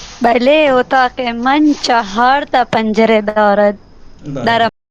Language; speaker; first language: Persian; non-native, learner; Urdu